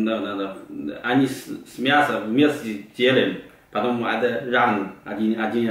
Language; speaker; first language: Russian; non-native, learner; Chinese